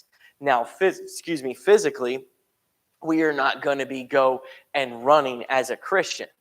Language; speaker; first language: English; native; English